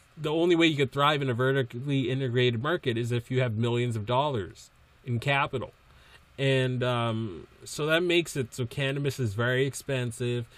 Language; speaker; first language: English; native; English